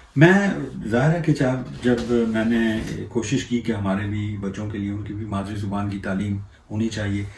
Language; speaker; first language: Urdu; non-native, local second language; Punjabi